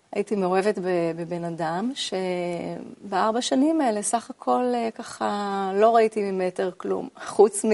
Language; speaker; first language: Hebrew; native; Hebrew